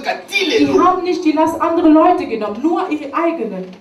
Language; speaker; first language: German; non-native, learner; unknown